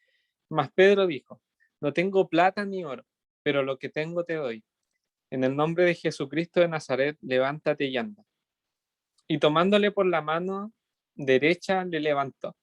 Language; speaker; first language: Spanish; native; Spanish